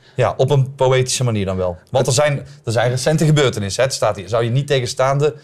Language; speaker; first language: Dutch; native; Dutch